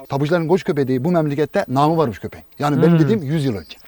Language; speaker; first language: Turkish; native; Turkish